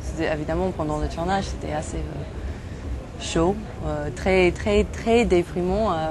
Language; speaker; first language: French; non-native, fluent; English